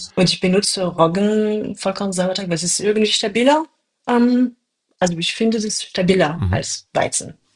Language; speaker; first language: German; non-native, fluent; French